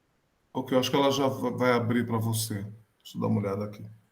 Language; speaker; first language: Portuguese; native; Portuguese